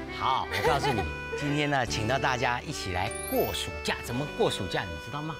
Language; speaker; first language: Chinese; native; Chinese